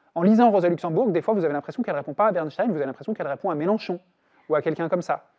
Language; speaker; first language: French; native; French